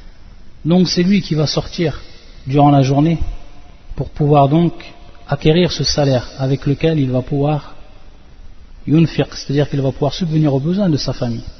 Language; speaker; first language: French; native; French